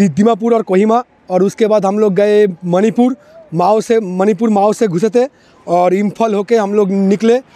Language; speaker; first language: Hindi; non-native, local second language; Bangla